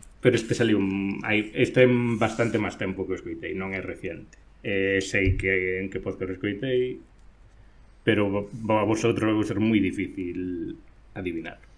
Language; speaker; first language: Galician; non-native, local second language; Spanish